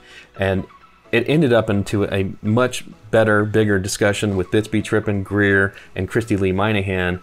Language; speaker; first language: English; native; English